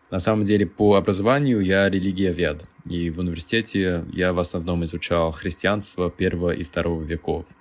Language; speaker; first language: Russian; non-native, fluent; English